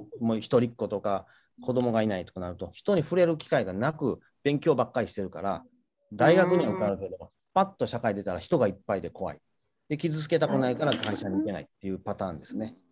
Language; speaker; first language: Japanese; native; Japanese